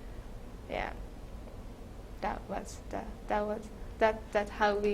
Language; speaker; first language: English; non-native, fluent; Japanese